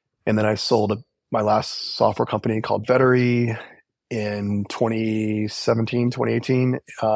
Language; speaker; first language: English; native; English